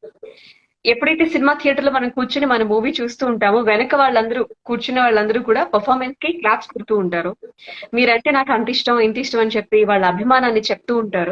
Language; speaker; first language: Telugu; native; Telugu